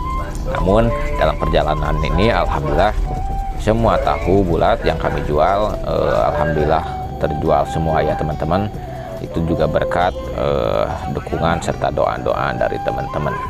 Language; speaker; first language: Indonesian; non-native, local second language; Sundanese